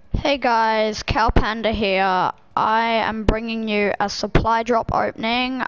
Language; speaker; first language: English; native; English